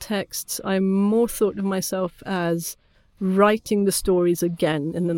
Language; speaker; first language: English; non-native, fluent; Swedish